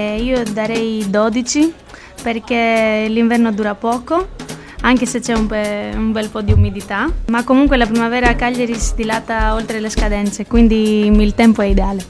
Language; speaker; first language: Italian; non-native, fluent; Albanian